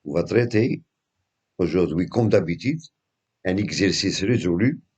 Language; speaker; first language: French; non-native, local second language; Arabic